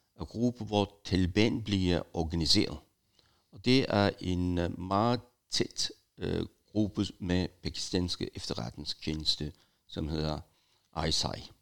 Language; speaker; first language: Danish; non-native, fluent; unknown